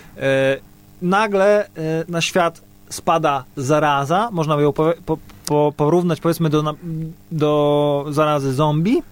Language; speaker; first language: Polish; native; Polish